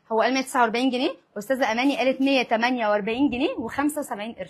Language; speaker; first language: Arabic; native; Arabic